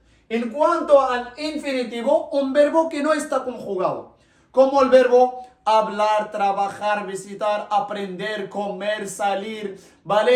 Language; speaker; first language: Spanish; non-native, local second language; Arabic